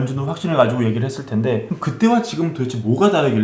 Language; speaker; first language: Korean; native; Korean